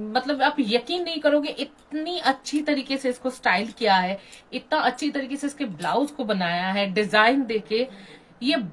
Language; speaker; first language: Hindi; non-native, local second language; Bangla